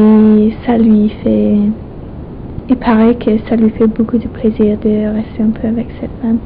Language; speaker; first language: French; non-native, fluent; English